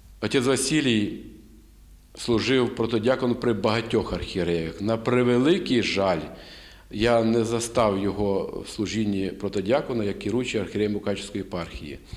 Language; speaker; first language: Ukrainian; native; Ukrainian